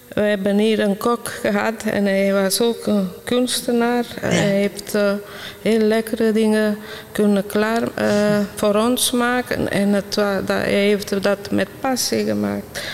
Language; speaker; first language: Dutch; non-native, fluent; Italian